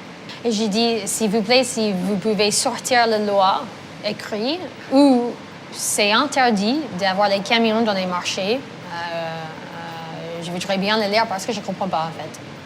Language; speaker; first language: French; non-native, fluent; English